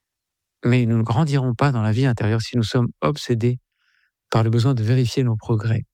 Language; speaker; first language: French; native; French